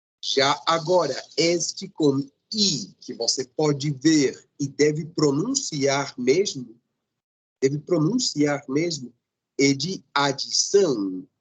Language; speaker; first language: Portuguese; non-native, fluent; Spanish